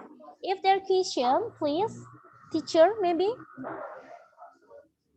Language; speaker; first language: English; non-native, learner; Indonesian